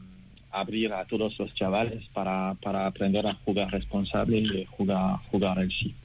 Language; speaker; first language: Spanish; non-native, fluent; French